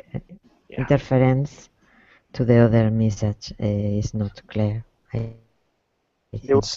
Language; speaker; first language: English; non-native, learner; Spanish